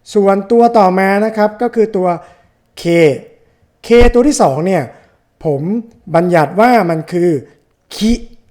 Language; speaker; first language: Thai; native; Thai